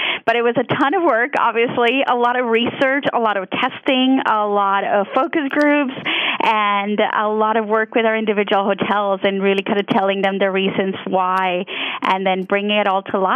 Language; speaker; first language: English; non-native, fluent; Spanish